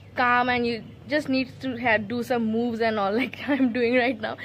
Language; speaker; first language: English; non-native, local second language; Bangla